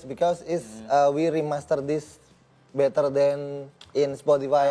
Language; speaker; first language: English; non-native, learner; Indonesian